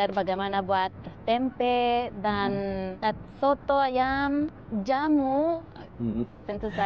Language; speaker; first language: Indonesian; non-native, fluent; Spanish